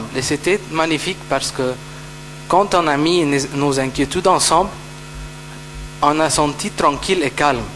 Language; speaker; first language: French; non-native, fluent; Arabic